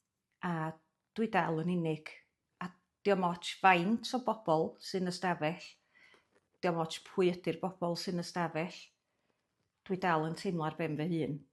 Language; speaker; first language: Welsh; native; Welsh